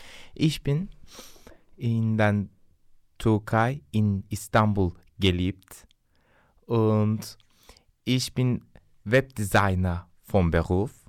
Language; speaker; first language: German; non-native, learner; Turkish